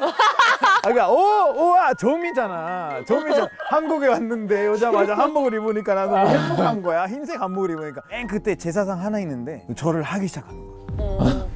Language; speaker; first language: Korean; non-native, fluent; Spanish